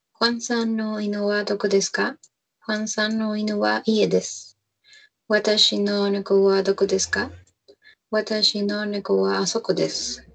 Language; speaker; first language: Japanese; non-native, learner; Spanish